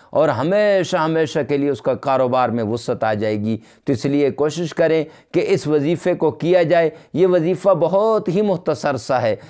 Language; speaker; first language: Urdu; native; Urdu